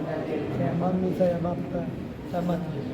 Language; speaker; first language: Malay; non-native, learner; Rohingya